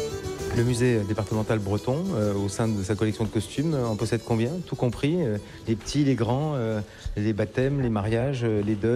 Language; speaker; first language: French; native; French